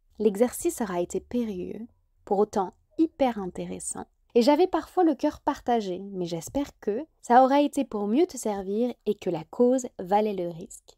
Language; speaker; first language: French; native; French